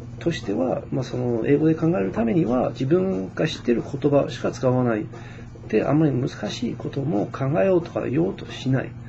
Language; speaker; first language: Japanese; non-native, fluent; English